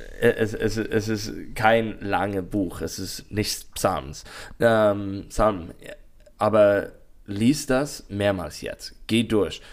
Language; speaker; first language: German; non-native, learner; English